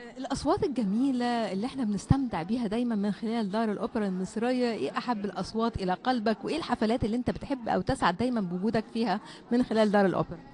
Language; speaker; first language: Egyptian Arabic; native; Egyptian Arabic